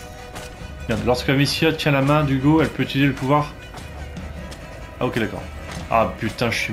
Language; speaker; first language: French; native; French